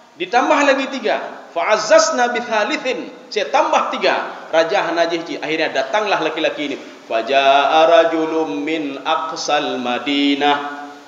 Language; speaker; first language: Malay; non-native, local second language; Achinese